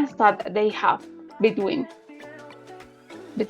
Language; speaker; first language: English; non-native, learner; Spanish